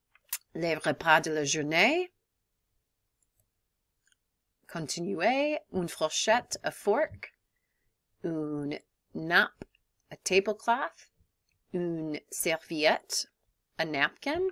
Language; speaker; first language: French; non-native, fluent; English